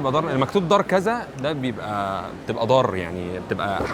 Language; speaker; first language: Arabic; native; Arabic